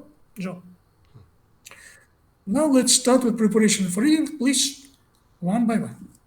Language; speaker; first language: English; non-native, learner; Russian